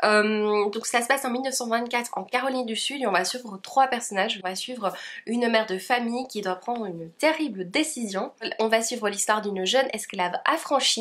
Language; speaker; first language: French; native; French